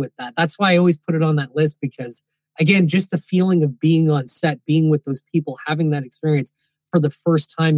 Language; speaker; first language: English; native; English